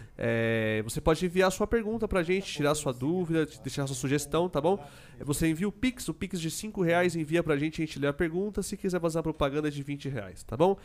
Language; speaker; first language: Portuguese; native; Portuguese